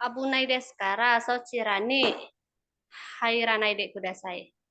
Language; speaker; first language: Japanese; non-native, learner; Indonesian